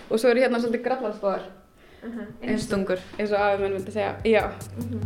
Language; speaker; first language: Icelandic; early bilingual, heritage; Icelandic